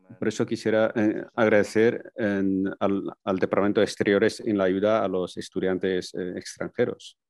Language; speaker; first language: Spanish; non-native, fluent; Chinese